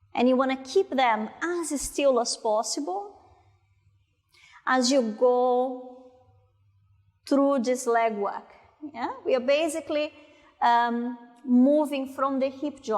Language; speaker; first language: English; non-native, fluent; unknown